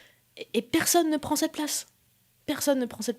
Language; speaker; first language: French; native; French